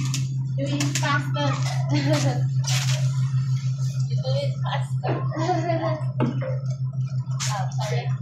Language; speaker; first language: English; non-native, learner; Hmong